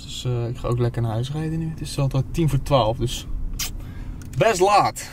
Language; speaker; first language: Dutch; native; Dutch